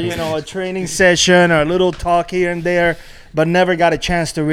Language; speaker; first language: English; non-native, fluent; Spanish